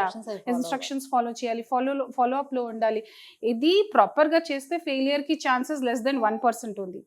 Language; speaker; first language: Telugu; non-native, fluent; Hindi